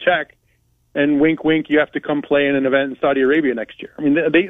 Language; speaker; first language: English; native; English